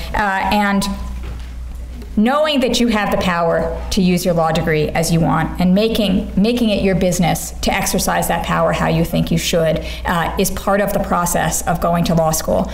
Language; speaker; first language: English; native; English